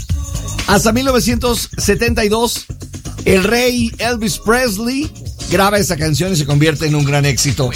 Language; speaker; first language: Spanish; native; Spanish